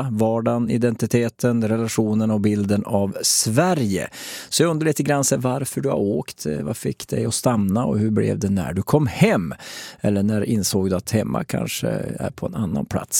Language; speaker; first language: Swedish; native; Swedish